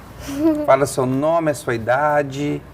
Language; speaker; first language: Portuguese; native; Portuguese